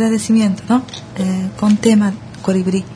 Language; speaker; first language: Spanish; non-native, learner; Japanese